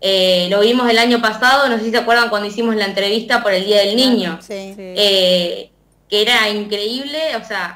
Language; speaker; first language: Spanish; native; Spanish